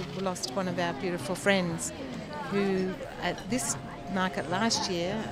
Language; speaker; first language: English; native; English